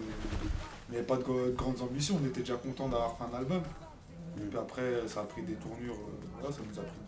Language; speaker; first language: French; native; French